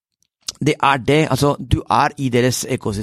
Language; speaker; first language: Swedish; non-native, fluent; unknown